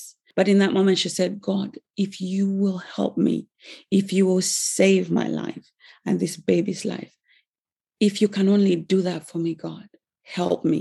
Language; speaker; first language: English; non-native, local second language; Ganda